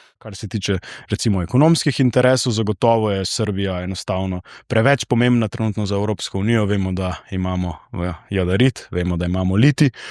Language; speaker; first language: Slovenian; native; Slovenian